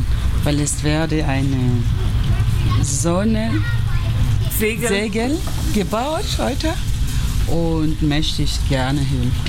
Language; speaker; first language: German; non-native, learner; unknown